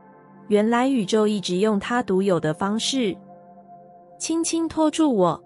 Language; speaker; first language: Chinese; native; Chinese